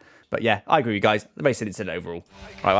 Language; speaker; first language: English; native; English